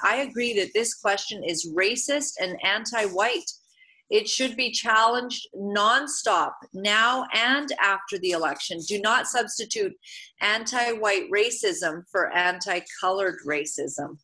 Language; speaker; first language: English; native; English